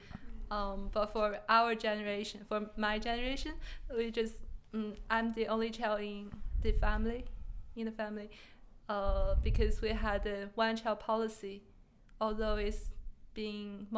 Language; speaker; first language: English; non-native, fluent; Chinese